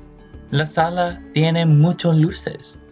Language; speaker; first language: Spanish; non-native, learner; English